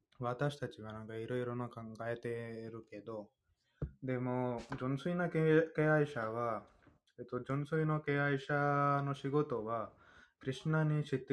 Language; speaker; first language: Japanese; non-native, fluent; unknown